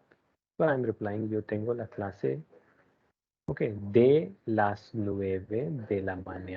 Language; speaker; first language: Spanish; non-native, learner; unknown